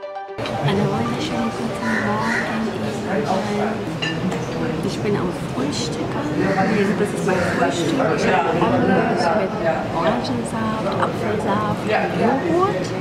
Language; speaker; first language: German; non-native, fluent; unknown